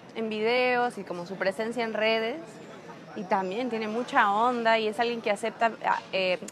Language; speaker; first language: Spanish; native; Spanish